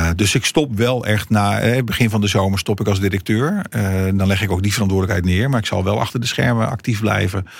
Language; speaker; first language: Dutch; non-native, fluent; Portuguese